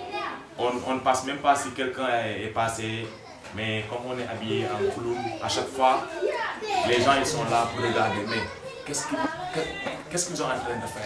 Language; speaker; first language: French; non-native, local second language; Wolof